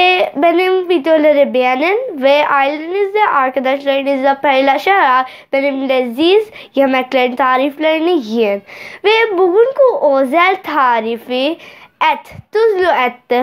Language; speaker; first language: Turkish; non-native, learner; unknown